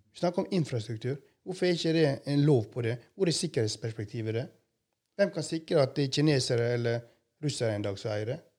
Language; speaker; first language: Norwegian; native; Norwegian